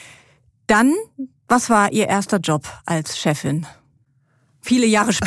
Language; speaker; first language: German; native; German